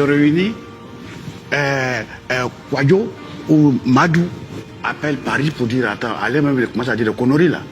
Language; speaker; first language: French; non-native, local second language; Dyula